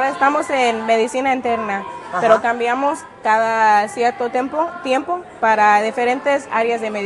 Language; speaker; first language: Spanish; non-native, fluent; English